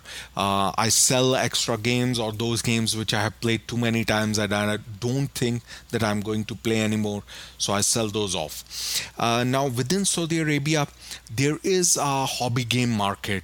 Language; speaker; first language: English; non-native, local second language; Urdu